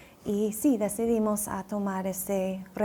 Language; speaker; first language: Spanish; non-native, fluent; English